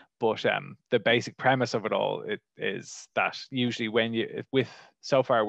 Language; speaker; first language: English; native; English